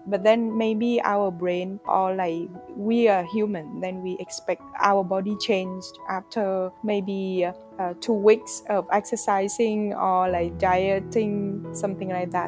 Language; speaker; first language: English; non-native, fluent; Vietnamese